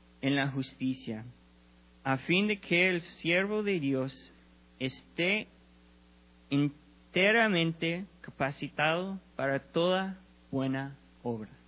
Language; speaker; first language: Spanish; non-native, learner; English